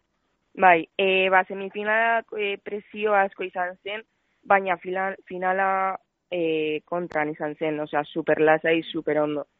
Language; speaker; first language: Basque; non-native, local second language; Spanish